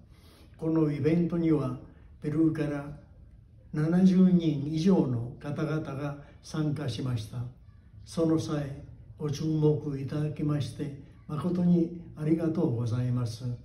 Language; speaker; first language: Japanese; early bilingual, heritage; Japanese